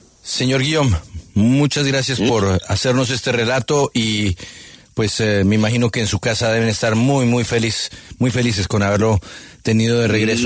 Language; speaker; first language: Spanish; native; Spanish